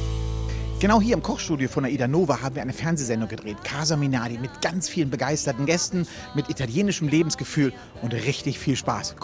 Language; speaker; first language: German; native; German